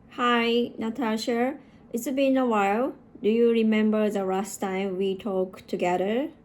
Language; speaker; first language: English; non-native, learner; Japanese